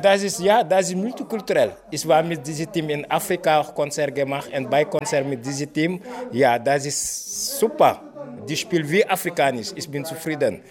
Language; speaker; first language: German; non-native, learner; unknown